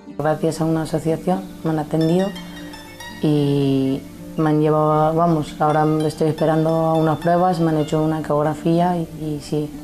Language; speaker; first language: Spanish; early bilingual, other home language; Arabic